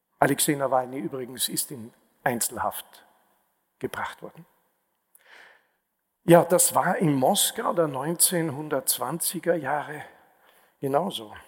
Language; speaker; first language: German; native; German